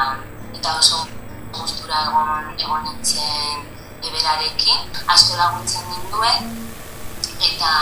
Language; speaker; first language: Basque; non-native, learner; Spanish